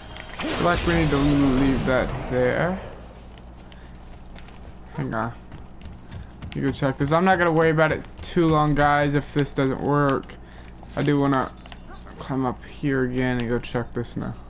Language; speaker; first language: English; native; English